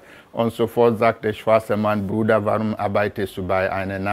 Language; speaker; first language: German; non-native, fluent; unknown